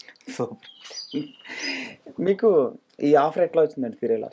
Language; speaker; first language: Telugu; native; Telugu